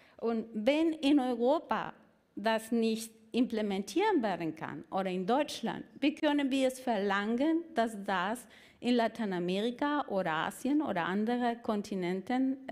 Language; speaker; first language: German; non-native, fluent; Spanish